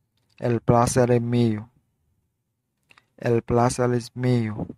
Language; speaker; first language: Spanish; non-native, learner; Haitian Creole